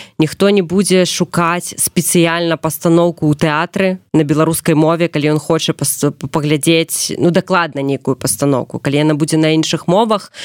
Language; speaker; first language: Belarusian; non-native, local second language; Russian